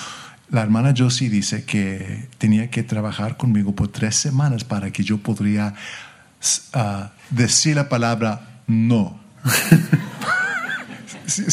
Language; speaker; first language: Spanish; early bilingual, heritage; English